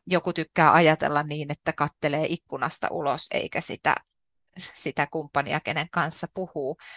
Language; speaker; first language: Finnish; native; Finnish